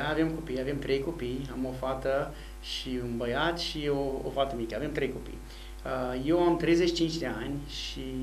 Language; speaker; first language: Romanian; non-native, fluent; English